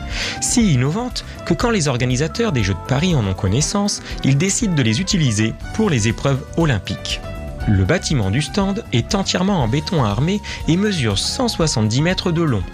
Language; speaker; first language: French; native; French